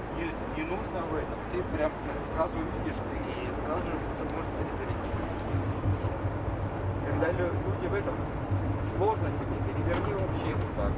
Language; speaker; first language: Russian; non-native, fluent; Spanish